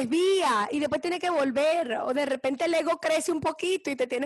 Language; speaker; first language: Spanish; early bilingual, heritage; Spanish